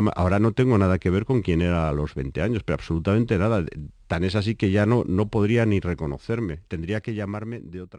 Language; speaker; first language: Spanish; native; Spanish